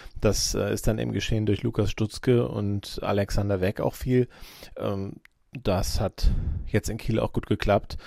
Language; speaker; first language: German; native; German